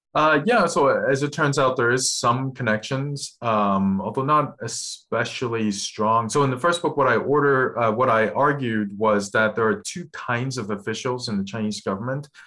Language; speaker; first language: English; non-native, local second language; Cantonese